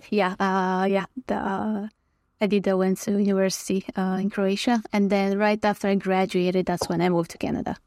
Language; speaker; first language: English; non-native, fluent; Croatian